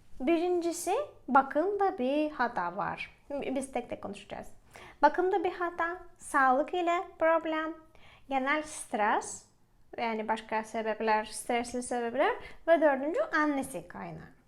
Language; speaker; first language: Turkish; non-native, fluent; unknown